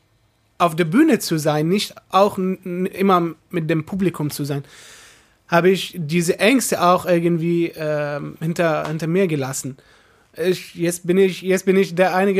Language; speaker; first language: German; non-native, fluent; Arabic